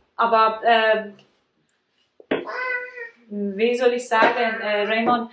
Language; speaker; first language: German; non-native, learner; Persian